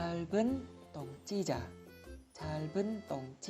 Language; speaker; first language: Korean; non-native, fluent; Indonesian